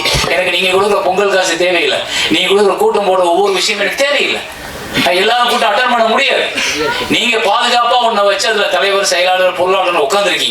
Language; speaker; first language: Tamil; native; Tamil